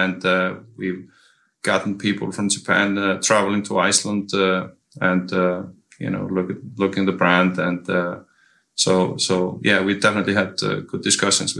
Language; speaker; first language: English; non-native, fluent; Icelandic